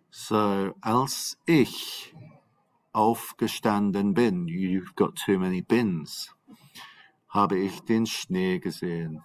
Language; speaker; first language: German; non-native, fluent; English